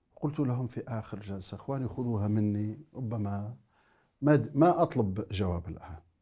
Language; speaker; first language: Arabic; native; Arabic